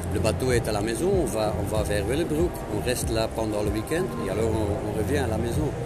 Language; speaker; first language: French; non-native, local second language; Dutch